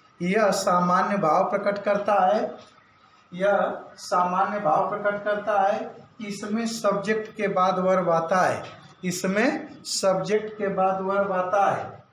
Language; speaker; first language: Hindi; native; Hindi